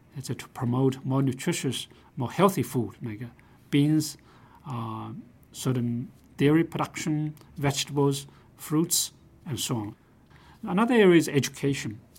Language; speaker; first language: English; non-native, fluent; Chinese